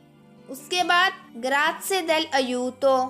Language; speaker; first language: Italian; non-native, fluent; Urdu